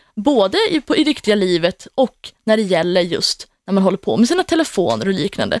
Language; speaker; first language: Swedish; native; Swedish